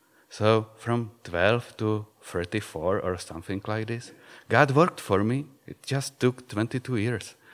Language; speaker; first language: English; non-native, fluent; Czech